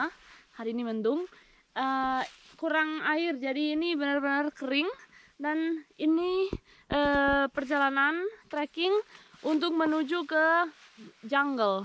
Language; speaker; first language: Indonesian; non-native, fluent; Spanish